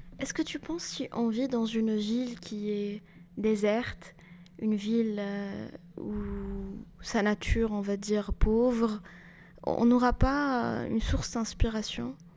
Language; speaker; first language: French; non-native, local second language; Arabic